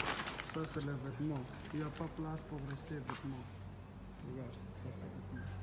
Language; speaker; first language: French; non-native, learner; Persian